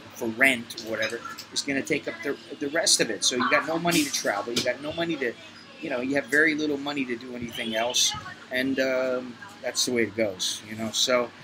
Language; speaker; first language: English; native; English